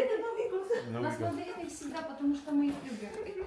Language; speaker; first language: Russian; non-native, fluent; Armenian